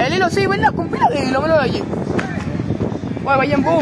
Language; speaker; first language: Spanish; native; Spanish